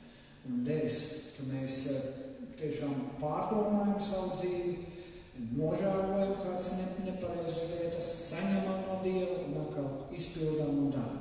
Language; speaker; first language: Latvian; native; Latvian